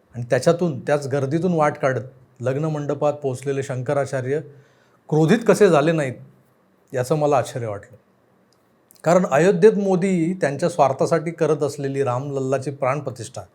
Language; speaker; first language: Marathi; native; Marathi